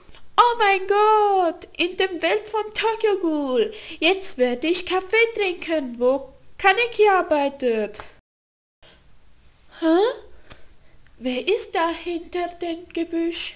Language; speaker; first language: German; non-native, learner; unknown